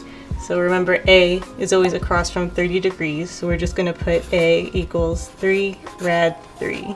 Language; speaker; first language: English; native; English